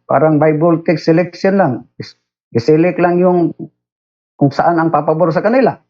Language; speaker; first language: Filipino; non-native, local second language; Cebuano